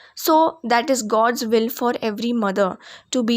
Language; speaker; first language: English; non-native, local second language; Marathi